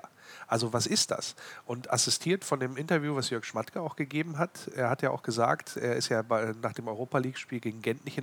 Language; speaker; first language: German; native; German